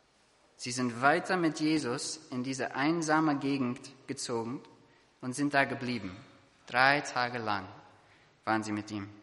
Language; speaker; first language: German; non-native, fluent; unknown